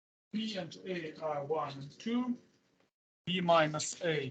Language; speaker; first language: English; non-native, fluent; Russian